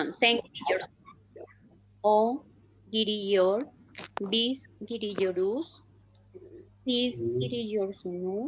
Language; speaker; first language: Turkish; non-native, learner; Spanish